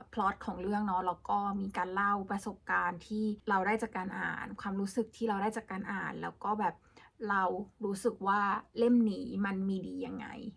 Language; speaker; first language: Thai; native; Thai